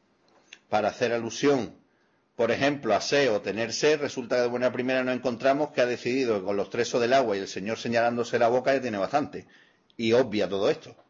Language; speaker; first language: Spanish; native; Spanish